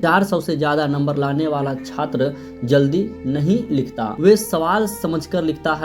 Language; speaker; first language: Hindi; native; Hindi